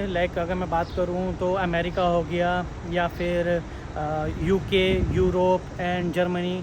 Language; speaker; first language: Hindi; native; Hindi